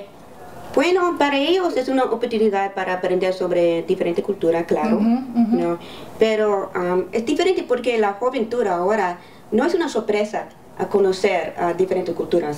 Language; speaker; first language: Spanish; early bilingual, heritage; English